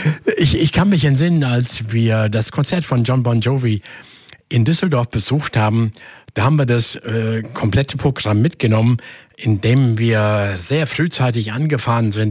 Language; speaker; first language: German; native; German